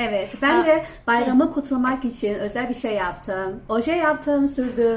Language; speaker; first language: Turkish; non-native, fluent; Chinese